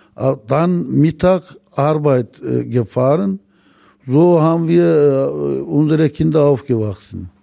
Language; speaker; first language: German; non-native, learner; Turkish